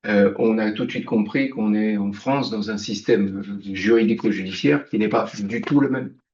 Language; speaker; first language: French; native; French